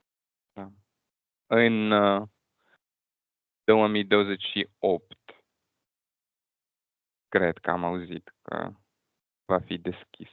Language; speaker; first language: Romanian; non-native, fluent; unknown